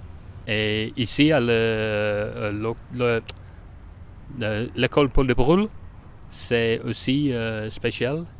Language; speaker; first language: French; non-native, learner; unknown